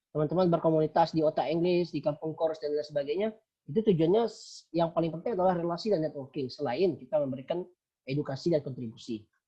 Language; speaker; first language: Indonesian; non-native, local second language; Minangkabau